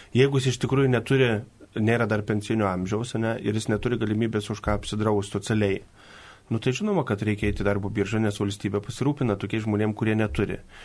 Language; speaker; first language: Lithuanian; native; Lithuanian